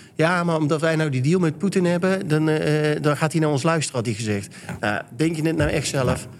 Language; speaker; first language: Dutch; native; Dutch